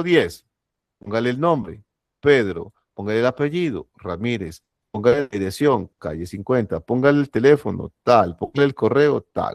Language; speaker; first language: Spanish; native; Spanish